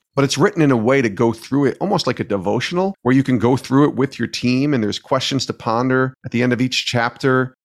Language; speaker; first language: English; native; English